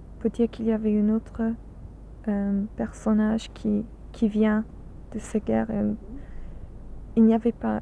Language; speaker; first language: French; non-native, learner; English